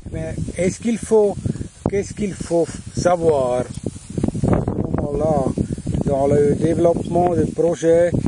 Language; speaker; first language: French; non-native, fluent; German